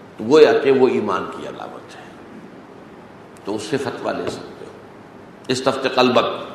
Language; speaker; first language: Urdu; native; Urdu